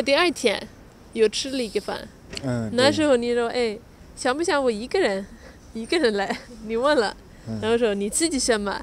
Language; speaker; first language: Chinese; non-native, fluent; Swedish